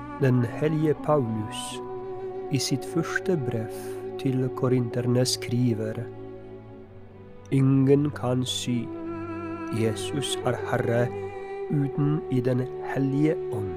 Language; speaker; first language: Norwegian; non-native, fluent; Polish